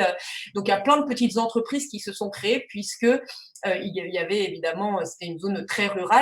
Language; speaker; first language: French; native; French